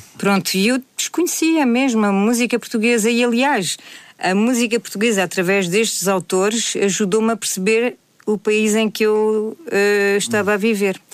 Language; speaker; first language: Portuguese; early bilingual, heritage; Portuguese